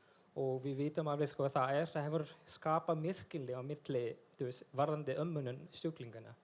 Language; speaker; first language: Icelandic; non-native, fluent; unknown